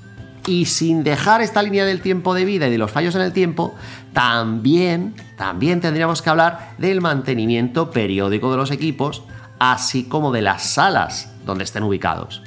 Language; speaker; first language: Spanish; native; Spanish